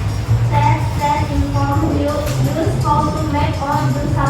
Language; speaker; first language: English; non-native, learner; Indonesian